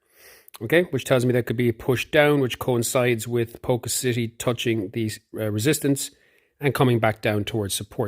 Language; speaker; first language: English; native; English